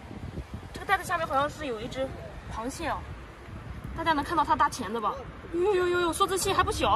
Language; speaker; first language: Chinese; native; Chinese